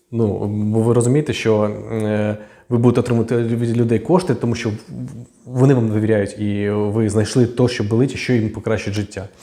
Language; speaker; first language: Ukrainian; native; Ukrainian